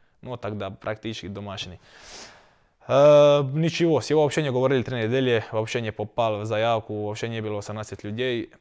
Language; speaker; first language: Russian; non-native, learner; Croatian